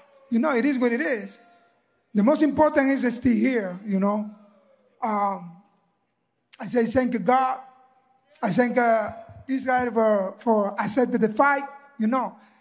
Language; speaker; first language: English; non-native, learner; Spanish